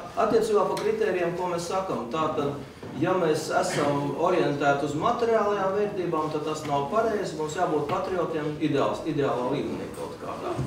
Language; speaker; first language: Latvian; non-native, local second language; Russian